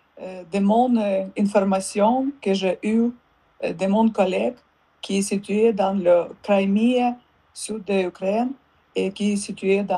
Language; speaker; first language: French; non-native, learner; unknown